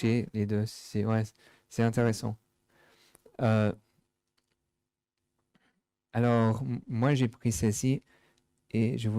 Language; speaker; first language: French; non-native, fluent; English